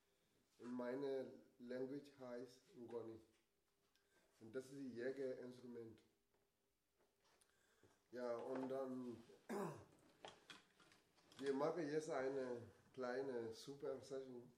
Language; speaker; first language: German; non-native, learner; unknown